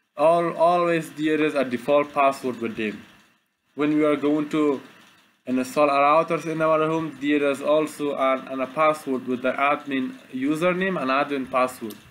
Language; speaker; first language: English; non-native, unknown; Persian